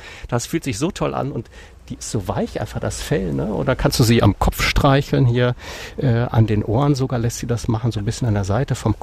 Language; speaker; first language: German; native; German